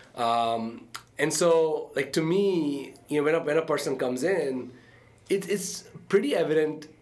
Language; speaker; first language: English; early bilingual, other home language; Arabic